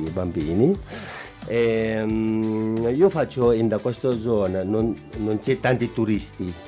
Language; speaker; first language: Italian; non-native, learner; Nepali